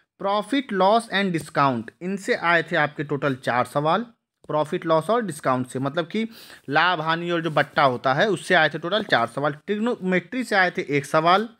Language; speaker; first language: Hindi; native; Hindi